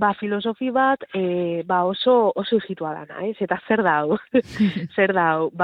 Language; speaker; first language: Basque; non-native, local second language; Spanish